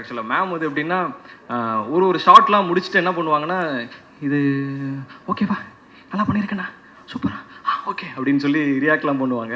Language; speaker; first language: Tamil; native; Tamil